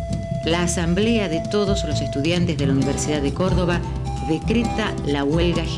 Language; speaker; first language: Spanish; native; Spanish